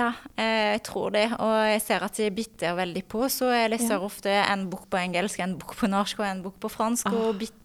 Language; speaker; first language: Norwegian; non-native, fluent; French